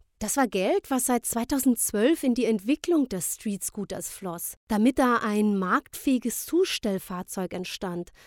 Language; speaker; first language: German; native; German